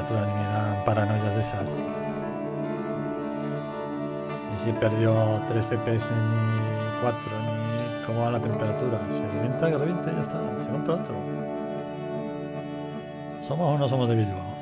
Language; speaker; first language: Spanish; native; Spanish